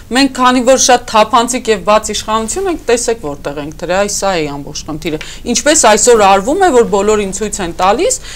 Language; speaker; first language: Armenian; native; Armenian